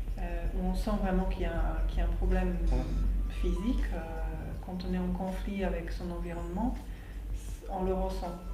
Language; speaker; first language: French; non-native, fluent; Slovak